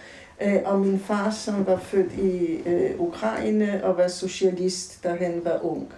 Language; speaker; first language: Danish; native; Danish